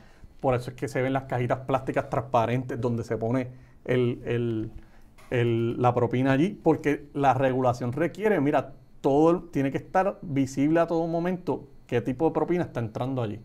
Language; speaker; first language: Spanish; native; Spanish